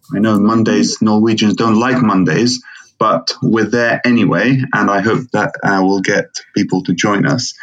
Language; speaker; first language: English; non-native, fluent; Arabic